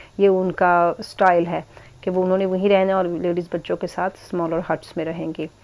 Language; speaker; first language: Urdu; non-native, local second language; Punjabi